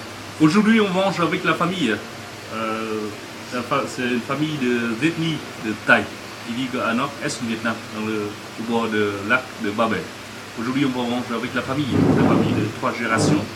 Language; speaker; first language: French; non-native, fluent; Vietnamese